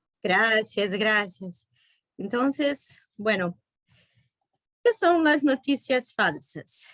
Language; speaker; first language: Spanish; non-native, fluent; Portuguese